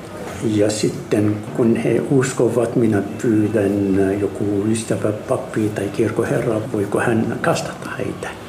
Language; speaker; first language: Finnish; non-native, fluent; Arabic